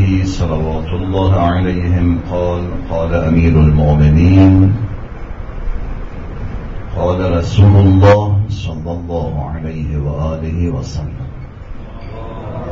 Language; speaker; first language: Arabic; non-native, fluent; Persian